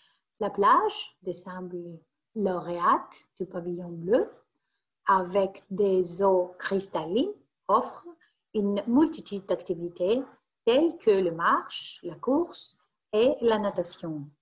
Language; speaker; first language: French; non-native, fluent; Greek